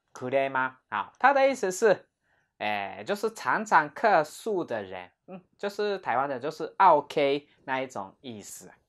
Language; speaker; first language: Chinese; non-native, fluent; Japanese